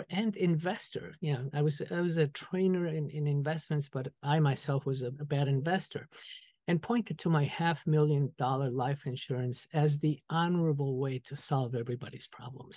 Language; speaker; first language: English; early bilingual, other home language; Spanish